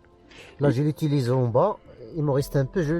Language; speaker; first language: French; non-native, learner; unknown